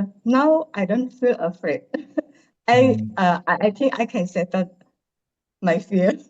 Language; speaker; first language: English; non-native, learner; Indonesian